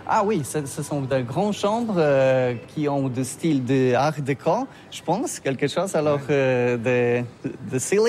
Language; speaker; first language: French; non-native, learner; Polish